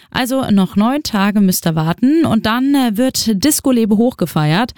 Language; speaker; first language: German; native; German